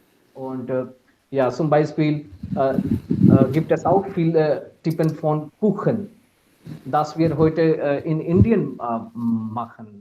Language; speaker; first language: German; non-native, fluent; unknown